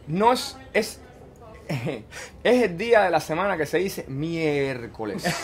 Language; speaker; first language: Spanish; early bilingual, heritage; Spanish